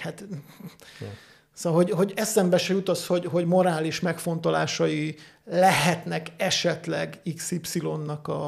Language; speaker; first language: Hungarian; native; Hungarian